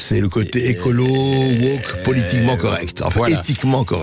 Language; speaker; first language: French; native; French